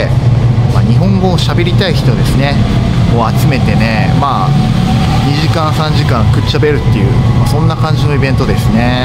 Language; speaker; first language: Japanese; native; Japanese